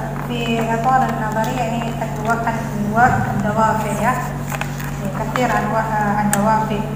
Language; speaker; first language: Arabic; non-native, fluent; Indonesian